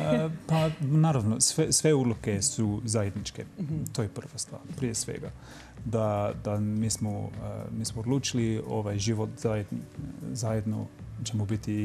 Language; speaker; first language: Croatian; non-native, fluent; English